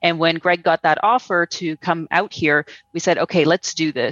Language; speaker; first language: English; native; English